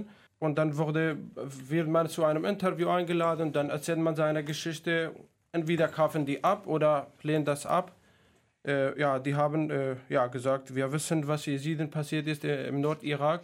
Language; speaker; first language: German; non-native, fluent; Kurdish